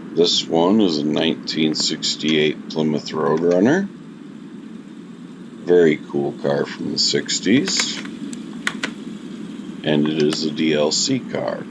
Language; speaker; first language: English; native; English